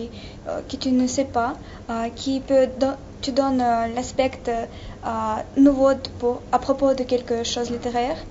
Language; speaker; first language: French; non-native, learner; Russian